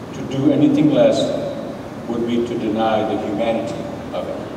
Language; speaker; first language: English; native; English